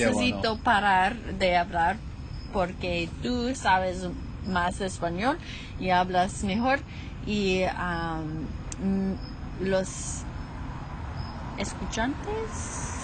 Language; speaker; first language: Spanish; non-native, fluent; English